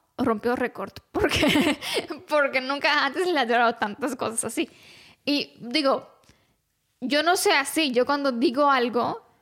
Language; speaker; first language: Spanish; non-native, fluent; Romanian